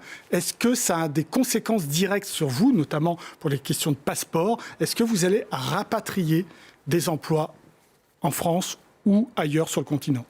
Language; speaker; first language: French; native; French